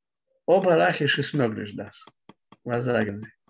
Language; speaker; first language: German; non-native, fluent; Russian